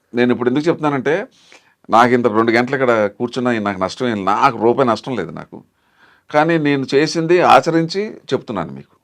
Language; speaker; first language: Telugu; native; Telugu